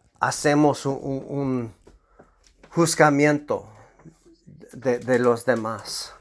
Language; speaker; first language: Spanish; non-native, fluent; English